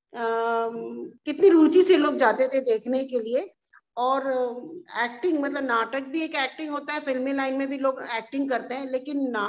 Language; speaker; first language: Hindi; native; Hindi